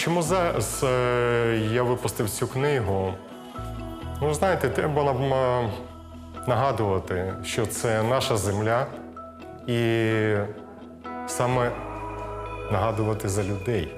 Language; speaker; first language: Ukrainian; non-native, local second language; Russian